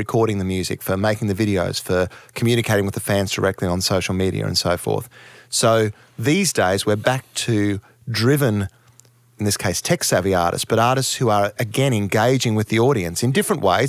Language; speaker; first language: English; native; English